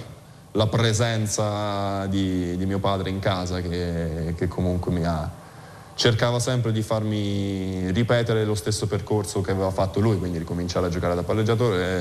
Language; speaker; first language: Italian; native; Italian